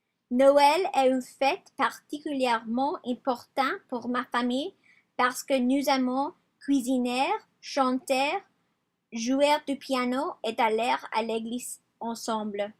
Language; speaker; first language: French; non-native, learner; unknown